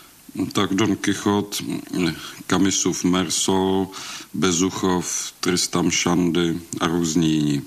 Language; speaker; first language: Czech; native; Czech